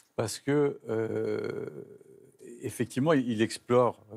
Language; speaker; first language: French; native; French